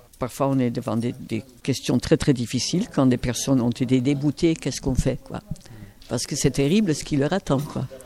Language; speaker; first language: French; native; French